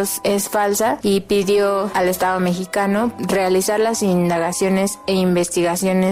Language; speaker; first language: Spanish; native; Spanish